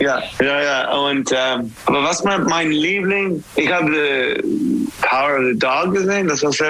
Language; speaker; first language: German; non-native, learner; English